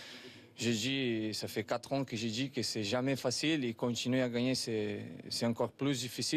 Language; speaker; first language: French; non-native, fluent; Portuguese